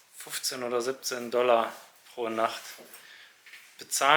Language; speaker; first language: German; native; German